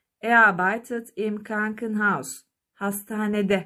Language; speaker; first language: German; non-native, fluent; Turkish